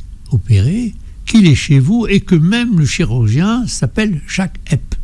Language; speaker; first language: French; native; French